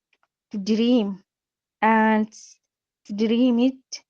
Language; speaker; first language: English; non-native, learner; Arabic